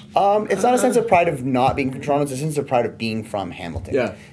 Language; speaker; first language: English; native; English